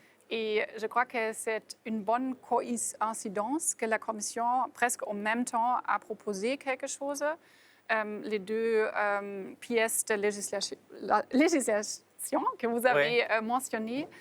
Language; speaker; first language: French; non-native, fluent; German